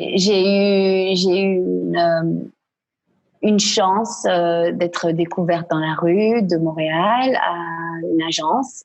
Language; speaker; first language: French; non-native, fluent; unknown